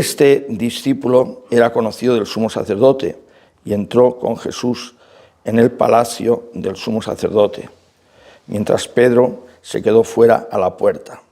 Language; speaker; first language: Spanish; native; Spanish